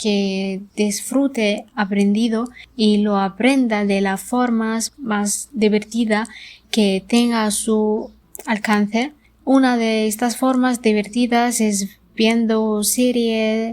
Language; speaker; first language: Spanish; non-native, learner; Arabic